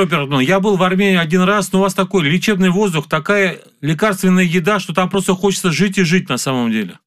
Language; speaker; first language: Russian; native; Russian